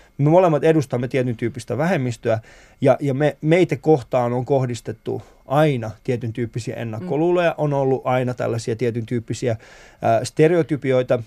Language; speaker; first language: Finnish; early bilingual, other home language; Persian